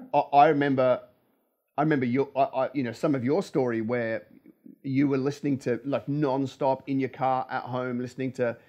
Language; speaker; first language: English; native; English